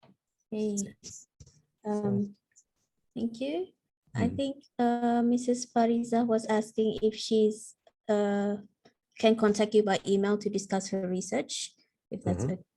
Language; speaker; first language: English; non-native, fluent; Indonesian